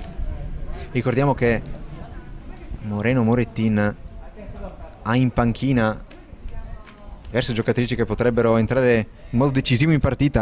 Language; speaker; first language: Italian; native; Italian